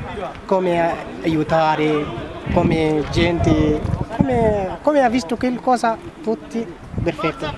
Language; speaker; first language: Italian; non-native, learner; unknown